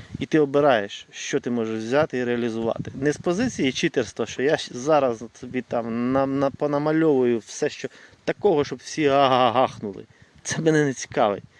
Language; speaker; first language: Ukrainian; non-native, local second language; Russian